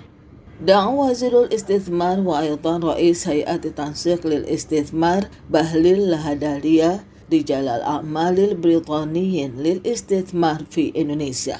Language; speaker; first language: Arabic; non-native, fluent; Indonesian